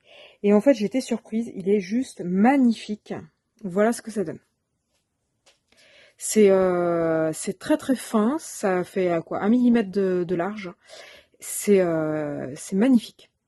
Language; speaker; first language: French; native; French